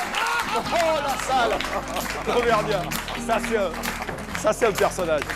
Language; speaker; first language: French; native; French